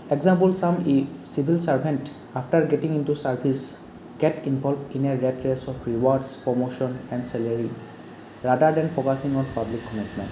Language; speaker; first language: English; non-native, local second language; Assamese